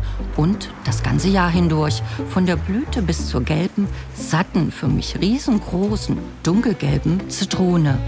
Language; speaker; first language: German; native; German